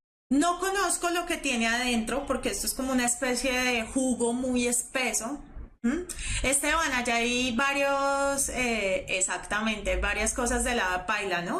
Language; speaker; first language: Spanish; native; Spanish